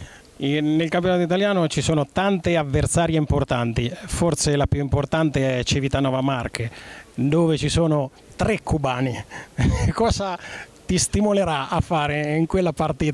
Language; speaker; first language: Italian; native; Italian